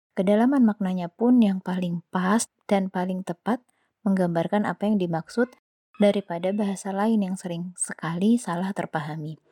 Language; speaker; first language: Indonesian; non-native, local second language; Javanese